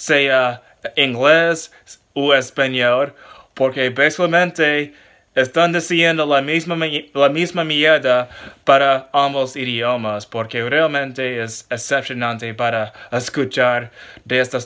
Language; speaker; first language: Spanish; non-native, learner; English